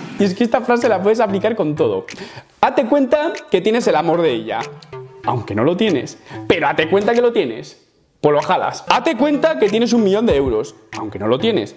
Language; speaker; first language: Spanish; native; Spanish